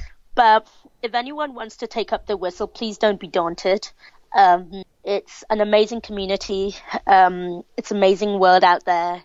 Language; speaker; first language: English; native; English